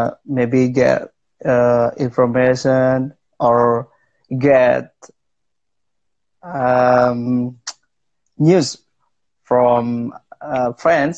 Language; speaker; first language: English; non-native, learner; Indonesian